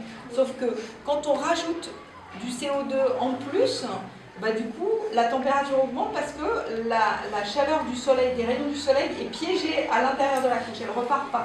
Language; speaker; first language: French; native; French